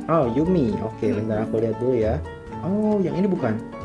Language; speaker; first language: Indonesian; native; Indonesian